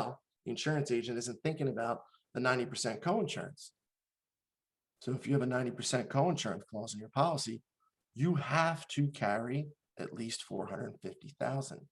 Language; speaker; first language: English; native; English